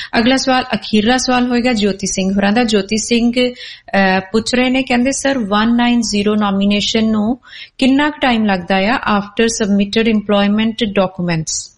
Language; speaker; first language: Punjabi; native; Punjabi